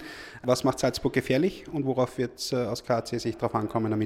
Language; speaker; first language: German; native; German